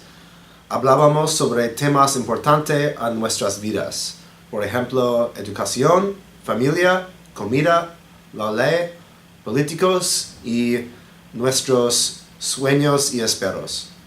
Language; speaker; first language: Spanish; non-native, learner; English